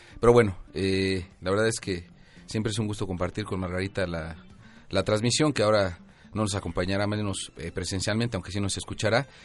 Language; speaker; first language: Spanish; native; Spanish